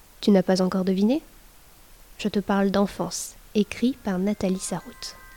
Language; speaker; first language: French; native; French